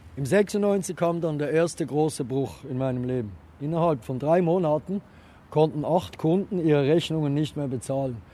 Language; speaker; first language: German; native; German